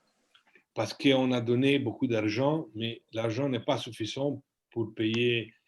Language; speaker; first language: French; non-native, fluent; Italian